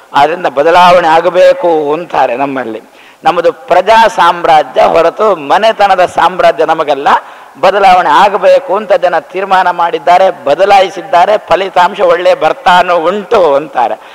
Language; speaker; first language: Kannada; non-native, local second language; Tulu